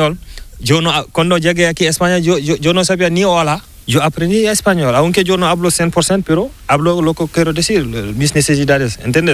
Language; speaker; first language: Spanish; non-native, learner; Fula